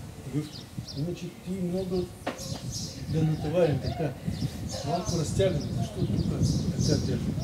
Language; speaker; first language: Bulgarian; non-native, learner; Russian